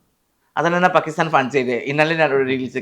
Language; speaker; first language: Malayalam; non-native, local second language; Assamese